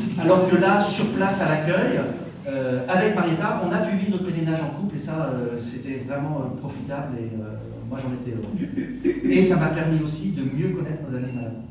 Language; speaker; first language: French; native; French